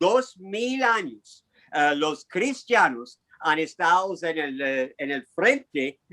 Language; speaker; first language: Spanish; non-native, fluent; English